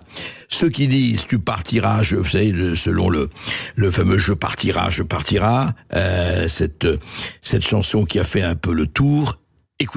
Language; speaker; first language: French; native; French